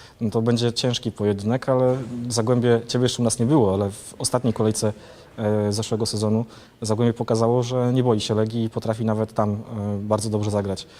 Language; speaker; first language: Polish; native; Polish